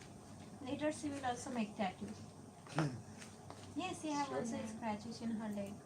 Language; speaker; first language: English; non-native, learner; Nepali